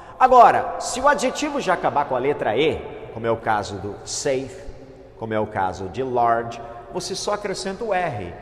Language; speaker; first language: Portuguese; non-native, fluent; English